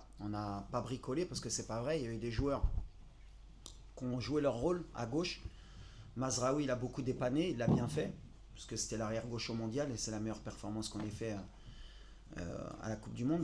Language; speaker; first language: French; native; French